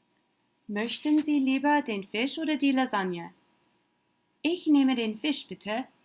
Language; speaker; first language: German; non-native, learner; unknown